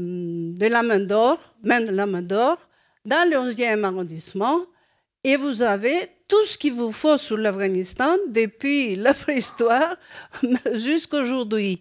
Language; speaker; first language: French; non-native, fluent; Greek